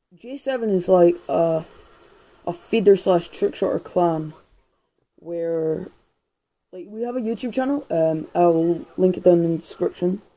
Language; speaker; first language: English; native; English